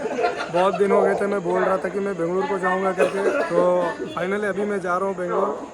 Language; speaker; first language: Hindi; non-native, local second language; Kannada